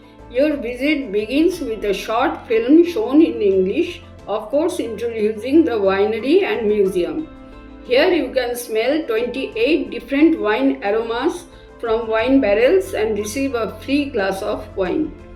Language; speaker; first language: English; non-native, local second language; Bangla